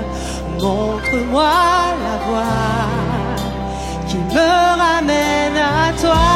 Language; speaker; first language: French; native; French